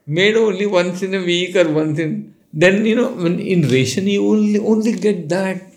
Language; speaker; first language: English; non-native, local second language; Marathi